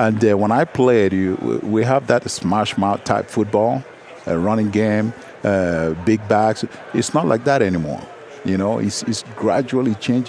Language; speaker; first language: English; non-native, local second language; Igbo